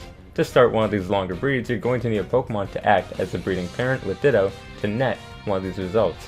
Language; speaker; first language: English; native; English